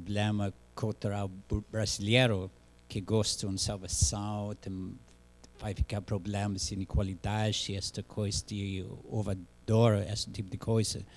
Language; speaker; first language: Portuguese; non-native, learner; English